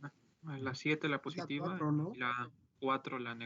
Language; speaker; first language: Spanish; native; Spanish